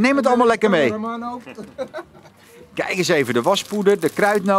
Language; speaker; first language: Dutch; native; Dutch